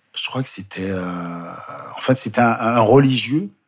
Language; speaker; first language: French; native; French